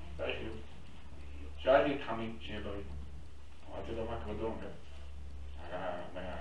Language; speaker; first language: Hebrew; native; Hebrew